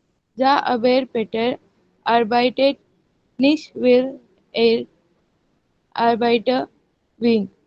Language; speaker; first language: German; non-native, learner; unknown